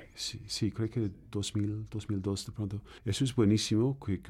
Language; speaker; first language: Spanish; non-native, fluent; English